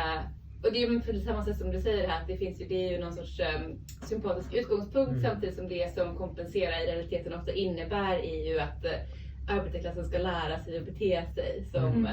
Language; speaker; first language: Swedish; native; Swedish